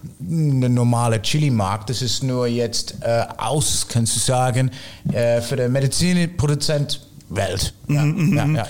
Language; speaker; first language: German; non-native, fluent; English